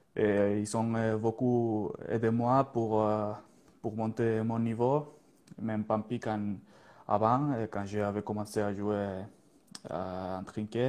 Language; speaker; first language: French; non-native, learner; Spanish